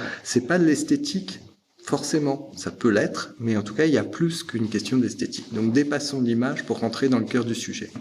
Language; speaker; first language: French; native; French